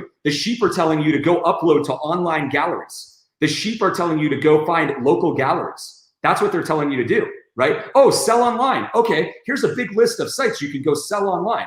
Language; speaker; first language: English; native; English